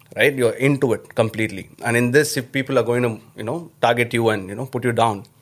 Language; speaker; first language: English; non-native, local second language; Tamil